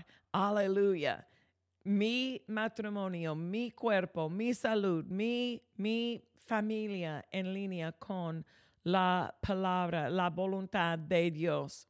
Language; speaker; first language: Spanish; non-native, fluent; English